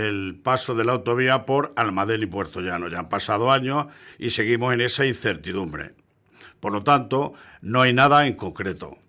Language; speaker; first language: Spanish; native; Spanish